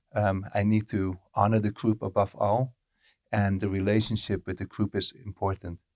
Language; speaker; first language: English; non-native, fluent; Dutch